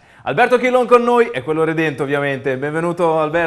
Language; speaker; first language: Italian; native; Italian